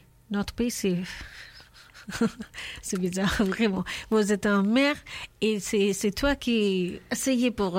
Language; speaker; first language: French; non-native, learner; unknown